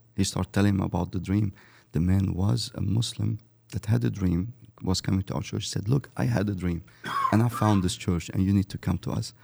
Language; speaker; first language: English; early bilingual, other home language; Arabic